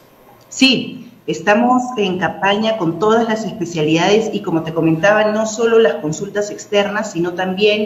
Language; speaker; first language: Spanish; native; Spanish